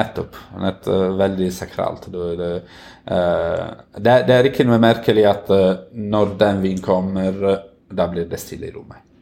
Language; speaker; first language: Norwegian; non-native, fluent; Italian